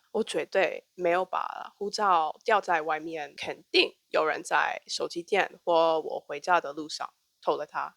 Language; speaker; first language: Chinese; non-native, fluent; English